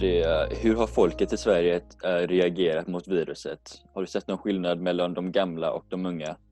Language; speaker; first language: Swedish; non-native, learner; English